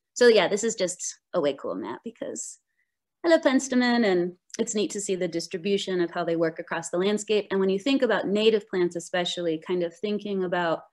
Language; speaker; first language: English; native; English